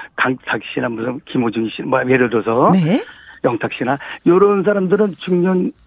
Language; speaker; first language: Korean; native; Korean